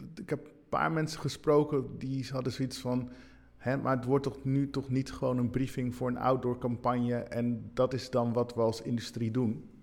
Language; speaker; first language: Dutch; early bilingual, other home language; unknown